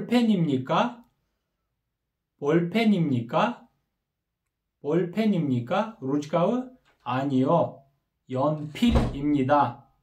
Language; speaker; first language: Korean; non-native, learner; Kyrgyz